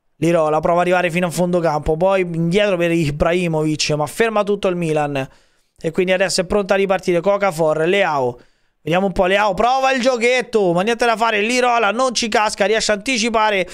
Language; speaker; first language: Italian; native; Italian